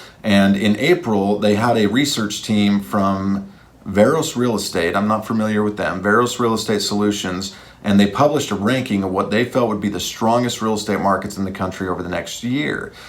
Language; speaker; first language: English; native; English